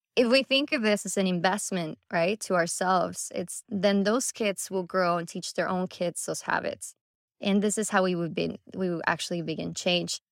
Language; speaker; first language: English; early bilingual, other home language; Spanish